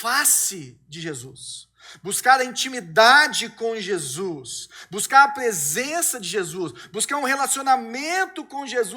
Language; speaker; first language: Portuguese; native; Portuguese